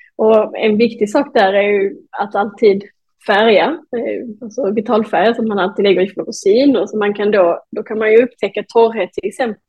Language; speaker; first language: Swedish; native; Swedish